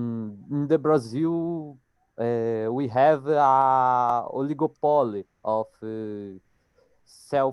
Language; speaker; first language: English; non-native, learner; Portuguese